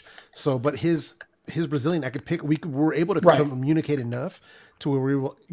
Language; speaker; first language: English; early bilingual, other home language; Spanish